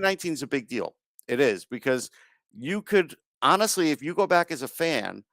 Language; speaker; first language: English; native; English